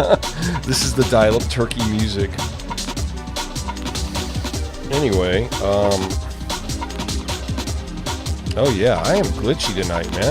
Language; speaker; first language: English; native; English